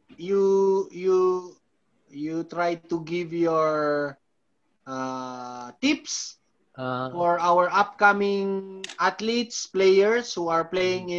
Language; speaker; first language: English; non-native, local second language; Filipino